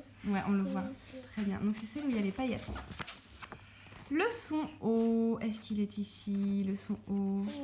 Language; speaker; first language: French; native; French